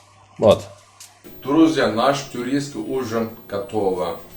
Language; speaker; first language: Russian; non-native, learner; Turkish